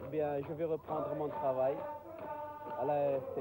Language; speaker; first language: French; non-native, local second language; Arabic